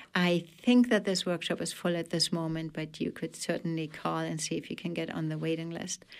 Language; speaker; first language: English; non-native, fluent; German